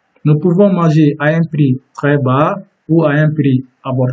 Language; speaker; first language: French; non-native, fluent; Turkish